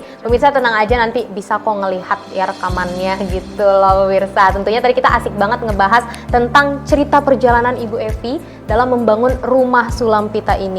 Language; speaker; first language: Indonesian; native; Indonesian